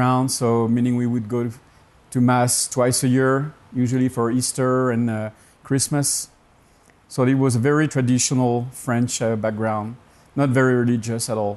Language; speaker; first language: English; non-native, fluent; French